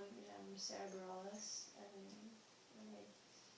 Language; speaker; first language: French; non-native, learner; English